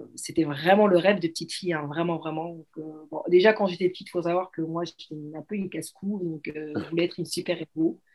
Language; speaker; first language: French; early bilingual, other home language; Arabic